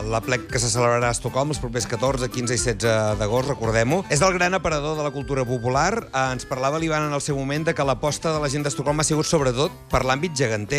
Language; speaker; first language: Catalan; native; Catalan